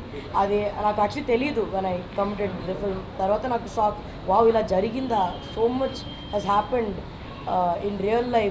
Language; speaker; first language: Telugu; non-native, fluent; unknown